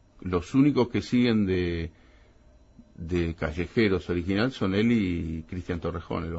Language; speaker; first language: Spanish; native; Spanish